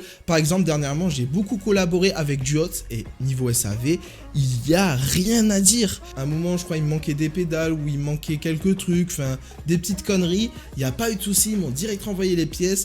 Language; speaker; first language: French; native; French